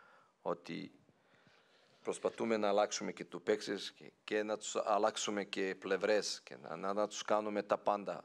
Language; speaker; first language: Greek; non-native, fluent; Serbian